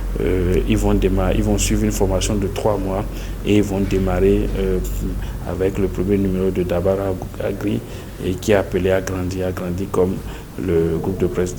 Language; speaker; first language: French; native; French